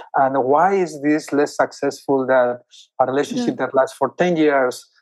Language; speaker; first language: English; non-native, fluent; Spanish